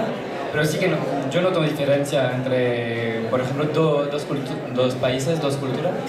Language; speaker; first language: Spanish; non-native, fluent; French